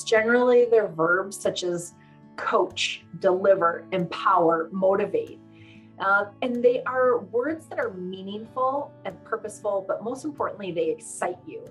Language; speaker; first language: English; native; English